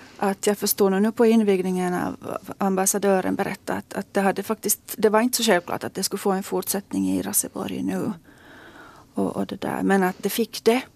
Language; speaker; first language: Swedish; native; Swedish